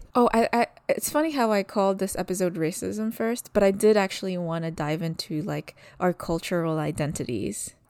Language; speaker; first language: English; early bilingual, other home language; Malagasy